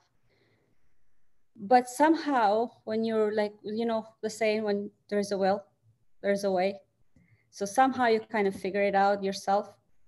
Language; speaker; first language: English; non-native, fluent; Albanian